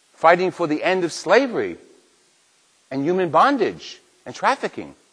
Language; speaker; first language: English; native; English